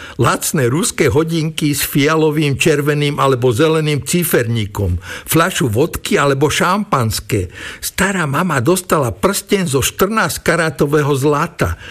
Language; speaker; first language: Slovak; native; Slovak